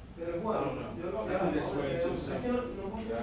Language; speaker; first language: Spanish; native; Spanish